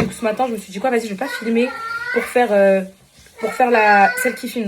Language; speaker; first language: French; native; French